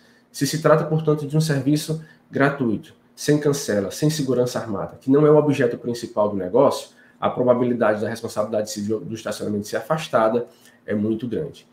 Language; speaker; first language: Portuguese; native; Portuguese